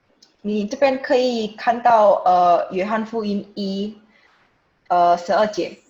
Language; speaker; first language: Chinese; non-native, fluent; Indonesian